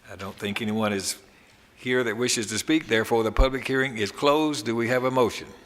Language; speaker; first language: English; native; English